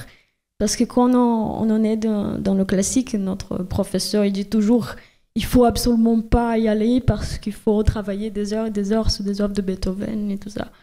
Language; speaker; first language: French; non-native, fluent; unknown